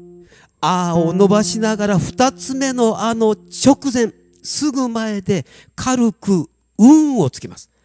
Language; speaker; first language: Japanese; native; Japanese